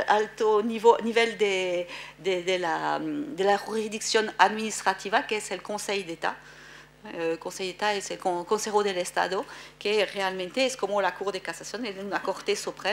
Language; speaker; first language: Spanish; non-native, fluent; French